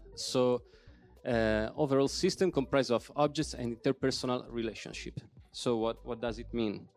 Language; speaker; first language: English; non-native, fluent; Italian